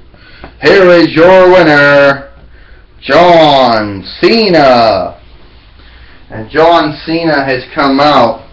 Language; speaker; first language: English; native; English